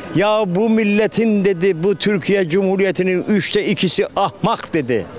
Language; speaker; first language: Turkish; native; Turkish